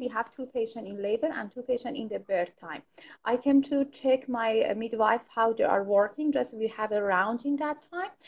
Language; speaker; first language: English; non-native, fluent; Persian